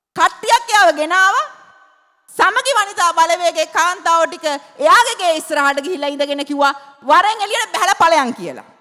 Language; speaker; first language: Sinhala; native; Sinhala